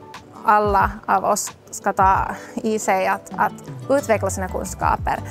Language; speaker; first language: Swedish; non-native, local second language; Finnish